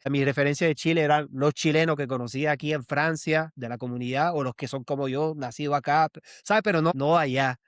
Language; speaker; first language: Spanish; early bilingual, heritage; Spanish